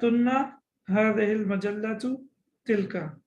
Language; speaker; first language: Arabic; non-native, fluent; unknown